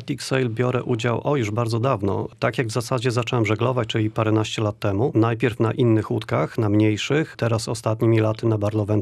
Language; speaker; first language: Polish; native; Polish